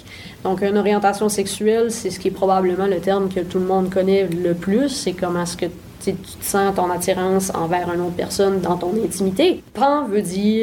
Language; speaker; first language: French; native; French